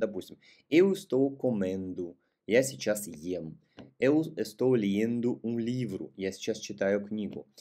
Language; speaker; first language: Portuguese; non-native, fluent; Russian